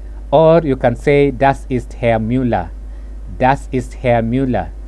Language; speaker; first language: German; non-native, fluent; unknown